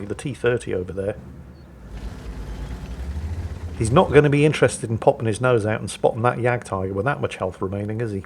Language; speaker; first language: English; native; English